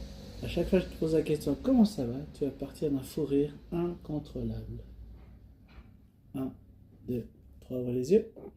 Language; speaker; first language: French; native; French